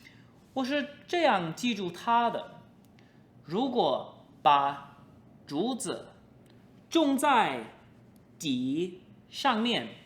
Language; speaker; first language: Chinese; non-native, fluent; English